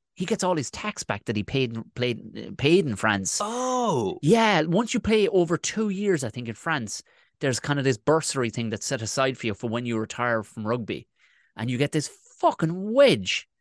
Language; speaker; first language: English; native; English